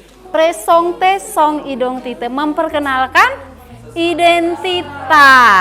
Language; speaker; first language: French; non-native, fluent; Indonesian